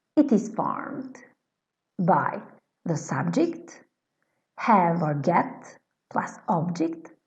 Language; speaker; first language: English; non-native, fluent; Albanian